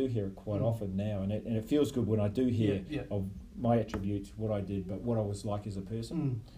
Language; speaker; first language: English; native; English